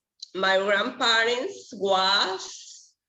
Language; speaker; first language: English; non-native, learner; Spanish